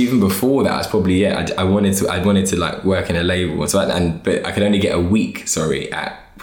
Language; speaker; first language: English; native; English